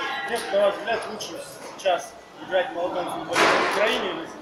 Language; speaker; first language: Russian; native; Russian